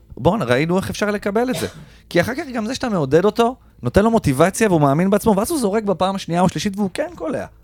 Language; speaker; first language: Hebrew; native; Hebrew